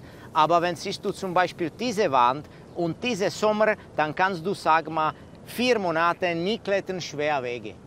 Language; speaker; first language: German; non-native, learner; Czech